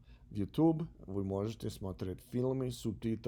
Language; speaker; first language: Russian; non-native, learner; English